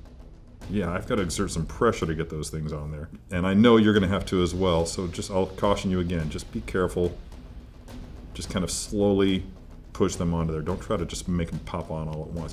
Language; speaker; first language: English; native; English